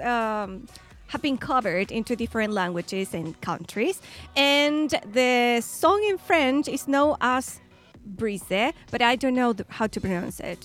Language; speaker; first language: English; non-native, fluent; Spanish